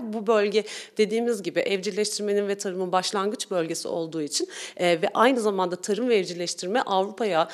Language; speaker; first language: Turkish; native; Turkish